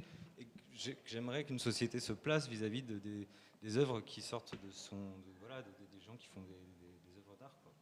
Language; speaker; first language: French; native; French